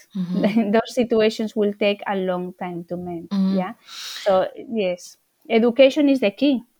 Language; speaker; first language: English; non-native, fluent; Spanish